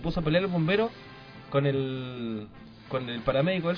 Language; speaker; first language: Spanish; native; Spanish